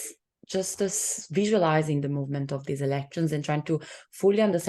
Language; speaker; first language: English; non-native, fluent; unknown